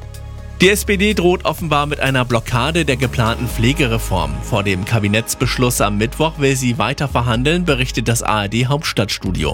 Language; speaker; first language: German; native; German